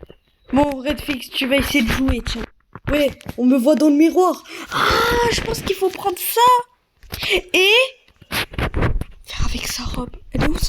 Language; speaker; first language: French; native; French